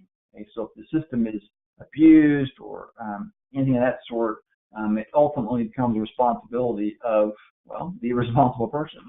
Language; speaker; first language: English; native; English